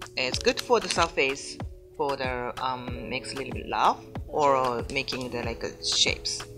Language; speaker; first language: English; non-native, learner; Japanese